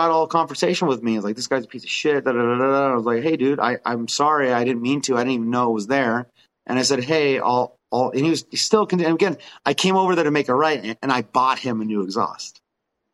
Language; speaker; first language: English; native; English